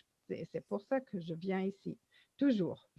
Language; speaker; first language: French; non-native, learner; German